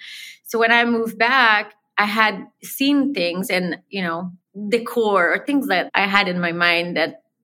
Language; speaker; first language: English; non-native, fluent; French